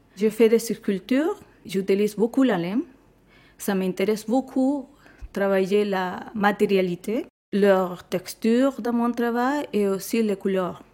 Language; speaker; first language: French; non-native, fluent; Spanish